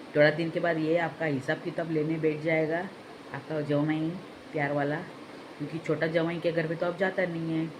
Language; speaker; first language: Hindi; non-native, local second language; Marathi